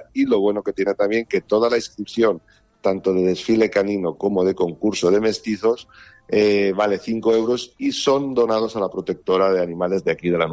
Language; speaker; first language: Spanish; native; Spanish